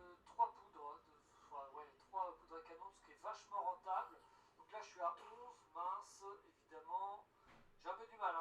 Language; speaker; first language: French; native; French